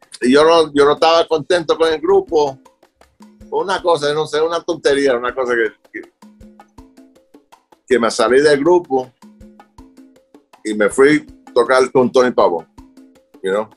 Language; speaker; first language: Spanish; early bilingual, other home language; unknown